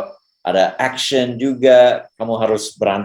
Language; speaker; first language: Indonesian; early bilingual, heritage; English